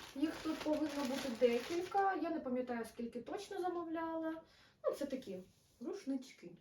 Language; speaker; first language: Ukrainian; non-native, local second language; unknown